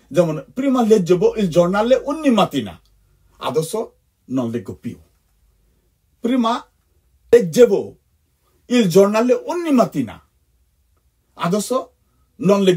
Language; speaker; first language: Italian; non-native, fluent; Bangla